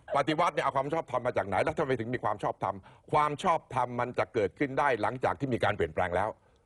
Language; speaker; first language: Thai; native; Thai